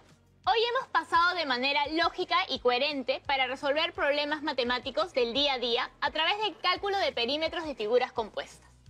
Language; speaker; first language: Spanish; native; Spanish